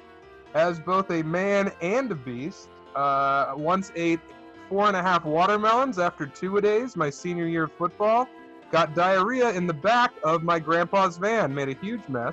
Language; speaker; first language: English; native; English